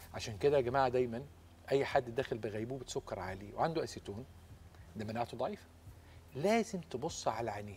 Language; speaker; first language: Arabic; native; Arabic